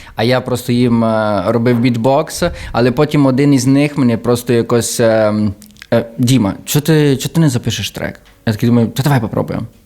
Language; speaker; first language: Ukrainian; early bilingual, heritage; Ukrainian